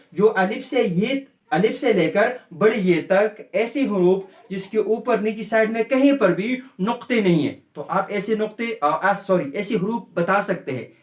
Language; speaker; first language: Urdu; native; Urdu